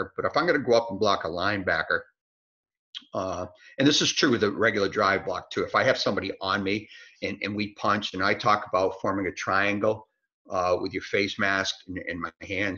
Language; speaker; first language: English; native; English